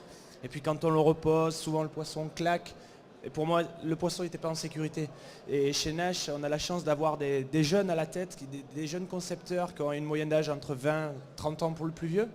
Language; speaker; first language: French; native; French